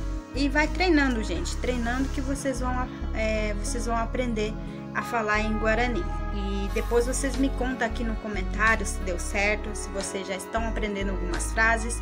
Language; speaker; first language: Portuguese; non-native, local second language; Guarani